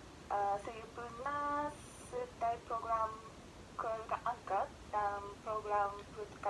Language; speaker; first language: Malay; non-native, fluent; Japanese